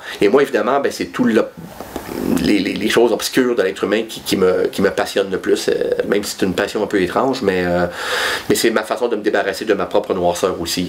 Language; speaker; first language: French; native; French